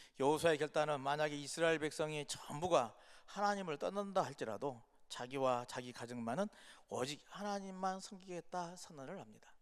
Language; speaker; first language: Korean; native; Korean